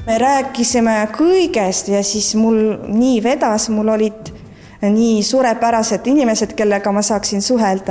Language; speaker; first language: Estonian; non-native, local second language; Russian